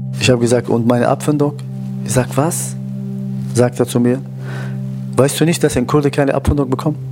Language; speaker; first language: German; non-native, fluent; Kurdish